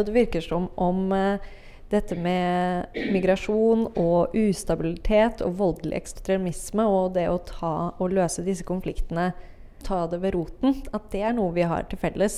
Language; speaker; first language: Norwegian; native; Norwegian